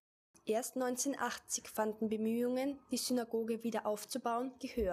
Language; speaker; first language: German; native; German